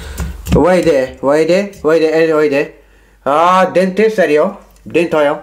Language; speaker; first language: Swedish; non-native, local second language; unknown